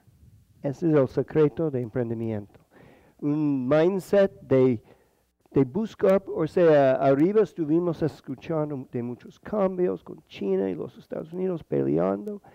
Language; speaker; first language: Spanish; non-native, fluent; English